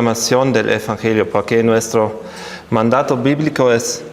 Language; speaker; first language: Spanish; non-native, fluent; German